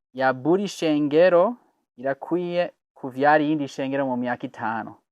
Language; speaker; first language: Rundi; non-native, fluent; English